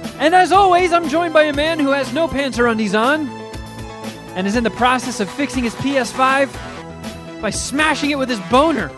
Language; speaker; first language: English; native; English